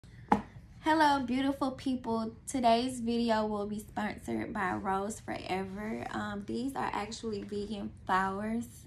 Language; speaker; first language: English; native; English